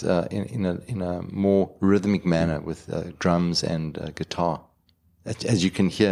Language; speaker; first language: English; native; English